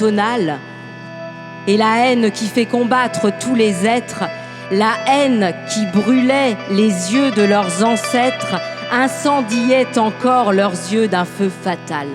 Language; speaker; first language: French; native; French